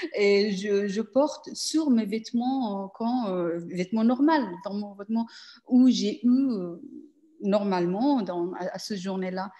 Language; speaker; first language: French; non-native, learner; Persian